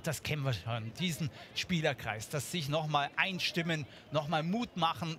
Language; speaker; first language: German; native; German